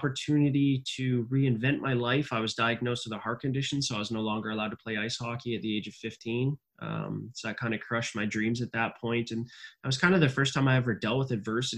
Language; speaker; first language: English; native; English